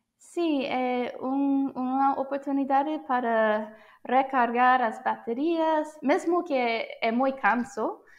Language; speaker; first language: Galician; non-native, fluent; English